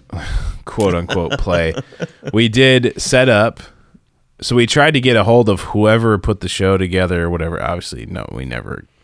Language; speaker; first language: English; native; English